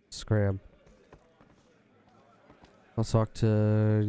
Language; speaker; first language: English; native; English